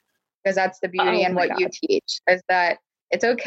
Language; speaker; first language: English; native; English